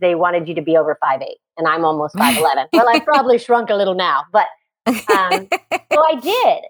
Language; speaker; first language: English; native; English